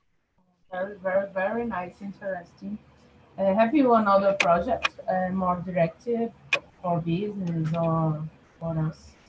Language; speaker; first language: English; non-native, learner; Portuguese